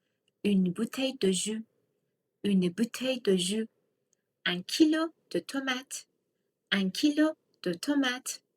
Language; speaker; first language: French; non-native, fluent; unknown